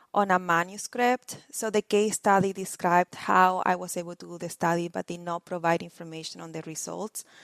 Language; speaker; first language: English; non-native, fluent; Spanish